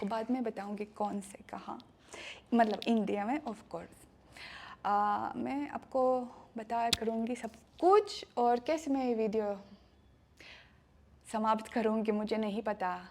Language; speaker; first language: Hindi; non-native, learner; Russian